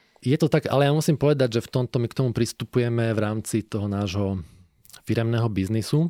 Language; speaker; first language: Slovak; native; Slovak